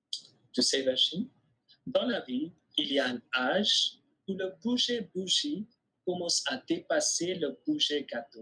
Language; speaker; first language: French; non-native, fluent; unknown